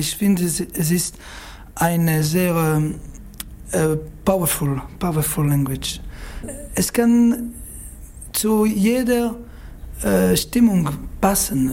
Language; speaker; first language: German; non-native, learner; French